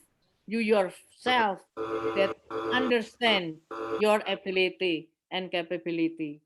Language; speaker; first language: English; non-native, fluent; Indonesian